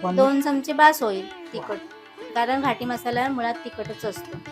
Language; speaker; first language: Marathi; native; Marathi